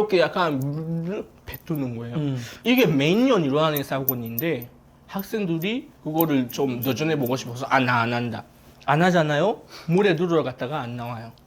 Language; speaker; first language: Korean; non-native, fluent; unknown